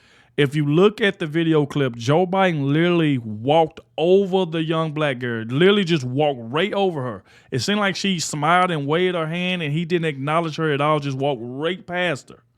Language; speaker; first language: English; native; English